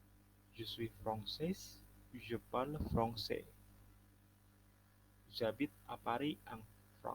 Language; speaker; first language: French; non-native, fluent; Indonesian